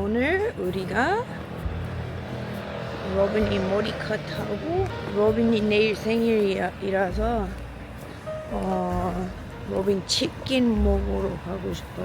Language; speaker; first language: Korean; non-native, learner; English